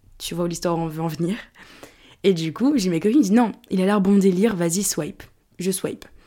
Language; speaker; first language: French; native; French